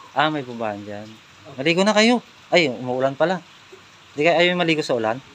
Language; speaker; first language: Filipino; native; Filipino